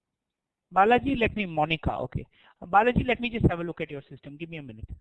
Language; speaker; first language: English; non-native, local second language; Hindi